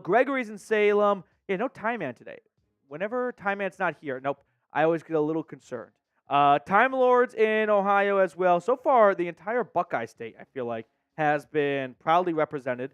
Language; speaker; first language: English; native; English